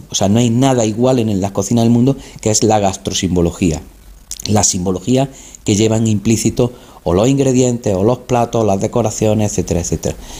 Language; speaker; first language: Spanish; native; Spanish